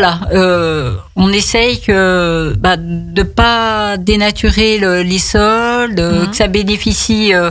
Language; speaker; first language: French; native; French